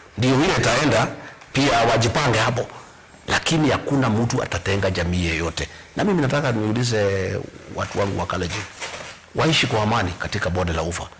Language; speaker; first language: Swahili; non-native, local second language; Kikuyu